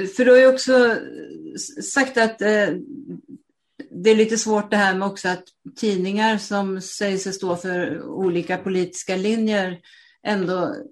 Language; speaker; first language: Swedish; native; Swedish